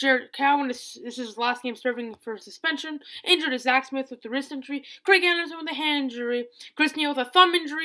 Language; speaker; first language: English; native; English